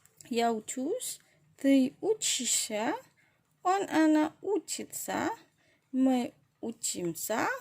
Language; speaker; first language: Russian; non-native, fluent; Indonesian